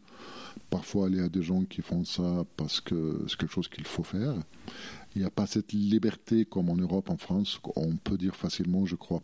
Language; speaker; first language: French; non-native, fluent; Arabic